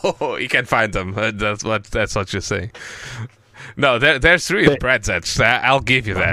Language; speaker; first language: English; non-native, fluent; Portuguese